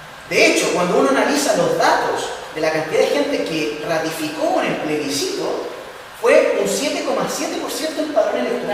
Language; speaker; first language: Spanish; native; Spanish